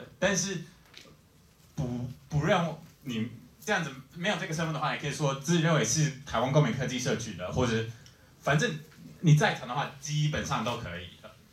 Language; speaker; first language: Chinese; non-native, fluent; English